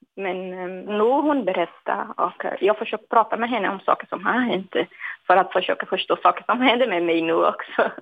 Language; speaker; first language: Swedish; non-native, fluent; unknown